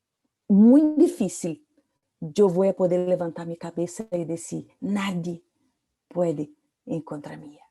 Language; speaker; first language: Portuguese; non-native, learner; Spanish